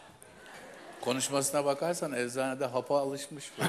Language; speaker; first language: Turkish; native; Turkish